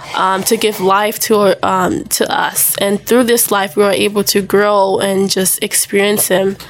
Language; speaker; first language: English; early bilingual, other home language; Haitian Creole